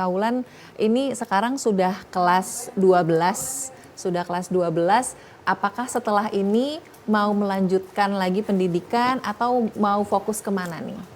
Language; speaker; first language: Indonesian; native; Indonesian